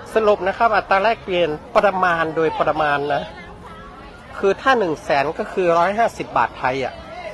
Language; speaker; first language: Thai; native; Thai